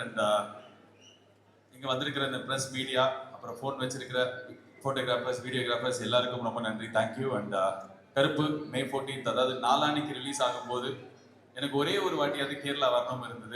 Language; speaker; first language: Tamil; native; Tamil